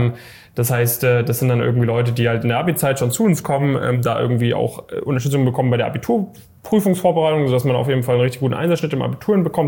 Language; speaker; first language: German; native; German